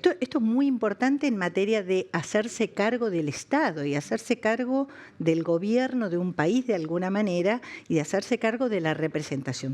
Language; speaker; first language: Spanish; native; Spanish